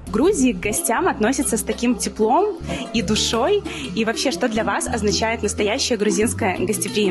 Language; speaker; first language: Russian; native; Russian